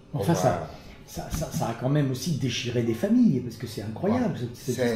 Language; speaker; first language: French; native; French